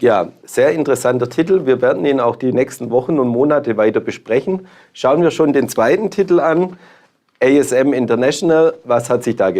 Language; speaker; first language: German; native; German